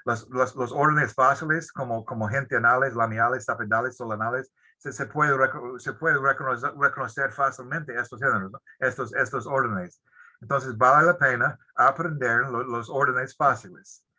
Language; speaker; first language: Spanish; non-native, fluent; English